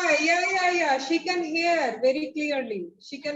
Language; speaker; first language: English; non-native, learner; Italian